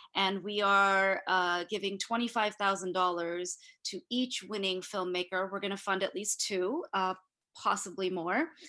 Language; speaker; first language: English; early bilingual, other home language; Hindi